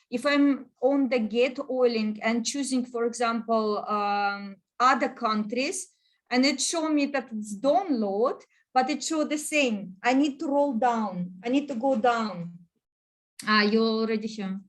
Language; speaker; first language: English; non-native, learner; Russian